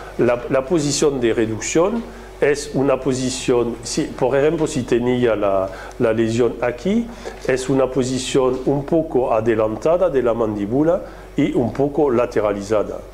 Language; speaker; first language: Spanish; non-native, fluent; French